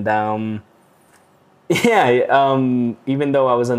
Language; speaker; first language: English; non-native, local second language; Filipino